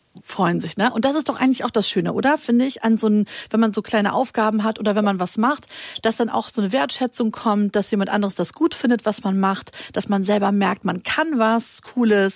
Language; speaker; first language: German; native; German